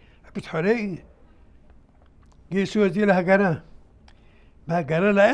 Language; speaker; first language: Hebrew; early bilingual, other home language; Arabic